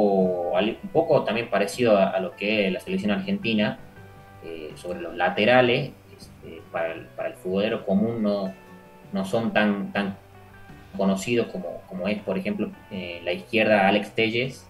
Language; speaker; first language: Spanish; native; Spanish